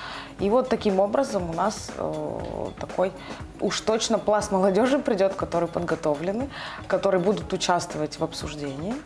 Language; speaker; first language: Russian; native; Russian